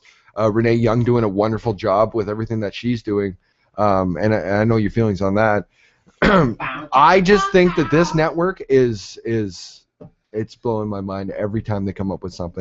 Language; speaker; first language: English; native; English